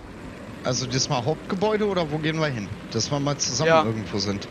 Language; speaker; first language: German; native; German